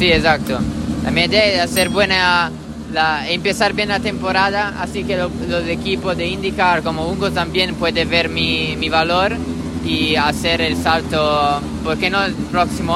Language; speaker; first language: Spanish; non-native, learner; Italian